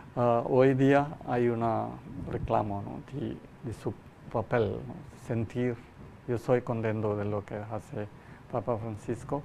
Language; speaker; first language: Spanish; non-native, learner; Malayalam